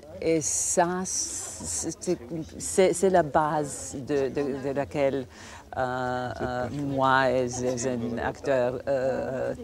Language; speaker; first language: French; non-native, fluent; Croatian